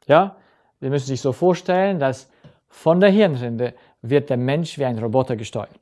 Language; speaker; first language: German; native; German